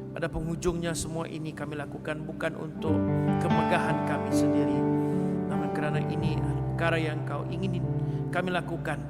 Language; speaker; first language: Malay; non-native, local second language; Iban